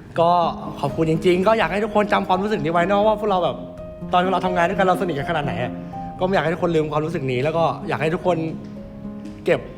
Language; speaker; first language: Thai; native; Thai